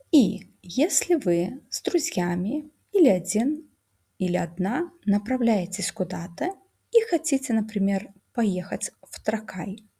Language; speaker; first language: Russian; non-native, fluent; Lithuanian